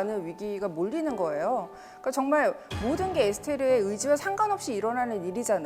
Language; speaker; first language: Korean; native; Korean